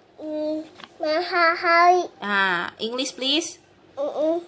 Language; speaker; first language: English; non-native, learner; Indonesian